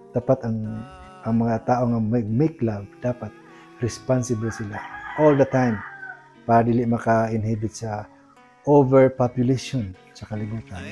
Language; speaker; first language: Cebuano; non-native, local second language; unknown